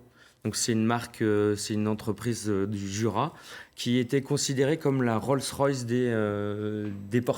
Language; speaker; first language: French; native; French